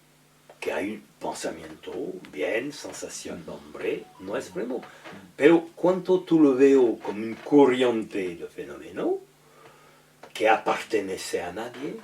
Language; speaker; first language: Spanish; non-native, learner; French